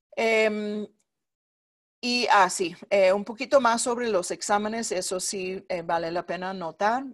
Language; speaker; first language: Spanish; non-native, fluent; English